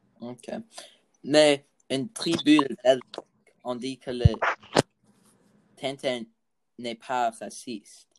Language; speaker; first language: French; non-native, learner; English